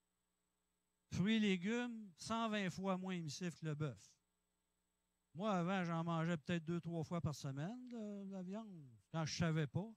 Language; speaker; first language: French; native; French